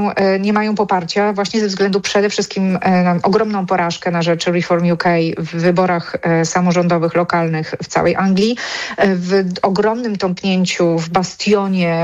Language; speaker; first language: Polish; native; Polish